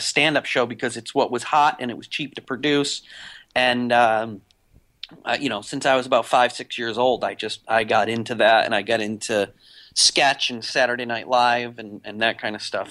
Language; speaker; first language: English; native; English